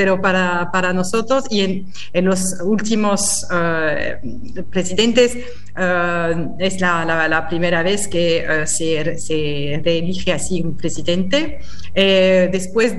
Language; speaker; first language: Spanish; non-native, fluent; French